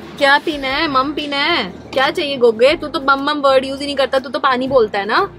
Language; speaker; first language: Hindi; native; Hindi